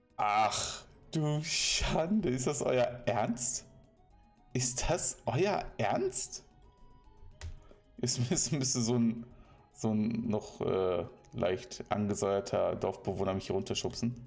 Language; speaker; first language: German; native; German